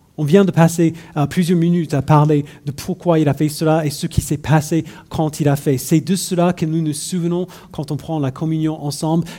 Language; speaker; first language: French; non-native, fluent; English